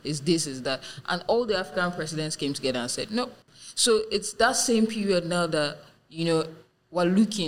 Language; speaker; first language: English; non-native, local second language; Yoruba